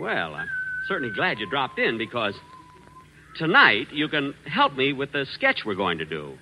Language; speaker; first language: English; native; English